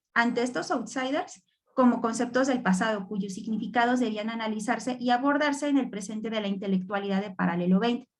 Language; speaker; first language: Spanish; native; Spanish